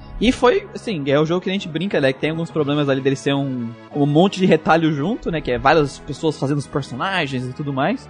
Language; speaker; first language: Portuguese; native; Portuguese